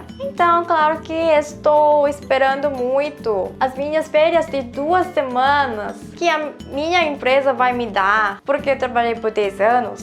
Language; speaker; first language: Portuguese; non-native, fluent; Korean